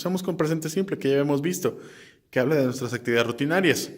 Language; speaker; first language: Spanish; native; Spanish